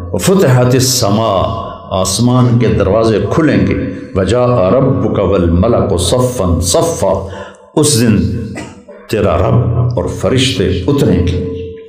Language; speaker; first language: Urdu; non-native, local second language; Punjabi